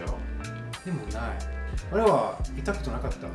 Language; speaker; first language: Japanese; non-native, learner; French